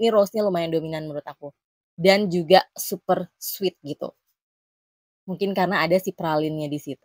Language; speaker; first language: Indonesian; native; Indonesian